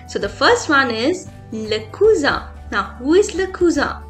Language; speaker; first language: English; non-native, local second language; Hindi